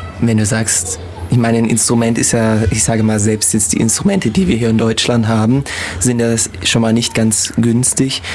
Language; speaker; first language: German; native; German